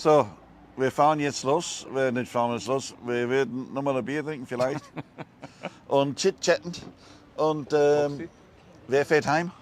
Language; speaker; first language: German; non-native, learner; English